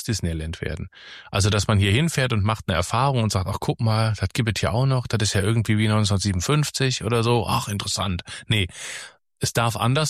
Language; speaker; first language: German; native; German